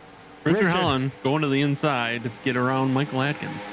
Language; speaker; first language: English; native; English